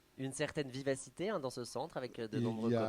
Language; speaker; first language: French; native; French